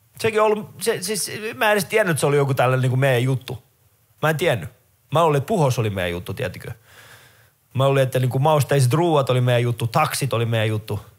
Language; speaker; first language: Finnish; early bilingual, other home language; Persian